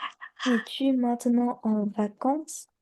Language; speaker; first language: French; non-native, learner; Chinese